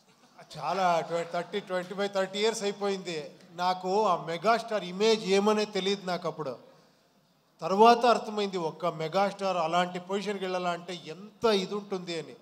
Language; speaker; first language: Telugu; non-native, local second language; Kannada